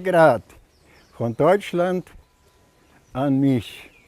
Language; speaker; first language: German; early bilingual, heritage; German